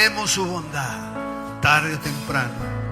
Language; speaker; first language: Spanish; native; Spanish